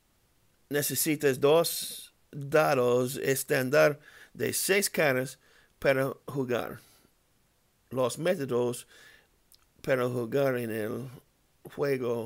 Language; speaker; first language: Spanish; non-native, learner; English